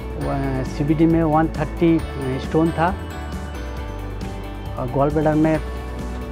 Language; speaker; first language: Hindi; non-native, local second language; Bangla